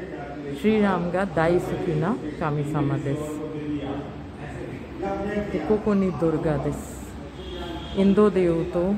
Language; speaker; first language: Japanese; non-native, learner; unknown